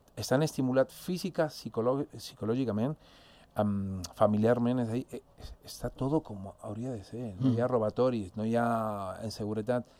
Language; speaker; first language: Catalan; non-native, fluent; Spanish